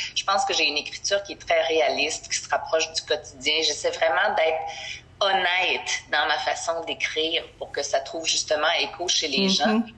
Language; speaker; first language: French; native; French